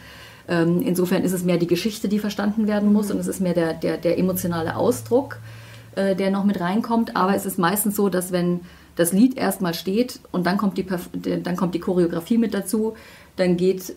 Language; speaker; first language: German; native; German